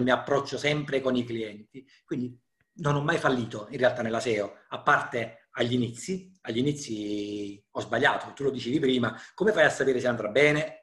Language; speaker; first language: Italian; native; Italian